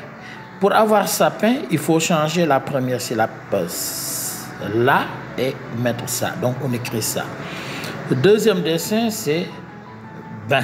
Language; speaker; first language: French; native; French